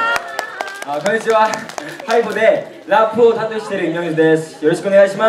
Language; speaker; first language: Japanese; non-native, learner; Korean